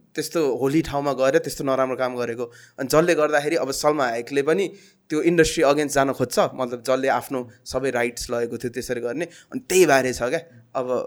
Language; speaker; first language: Nepali; native; Nepali